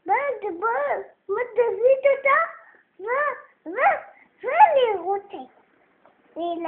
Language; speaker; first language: Hebrew; early bilingual, other home language; Russian